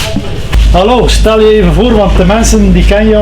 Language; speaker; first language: Dutch; native; Dutch